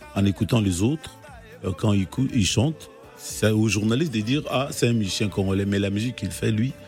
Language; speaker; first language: French; non-native, local second language; Lingala